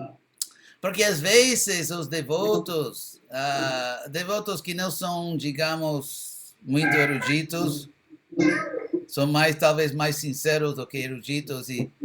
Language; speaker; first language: Portuguese; non-native, fluent; English